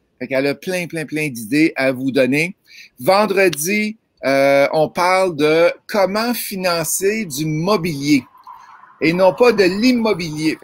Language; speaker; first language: French; native; French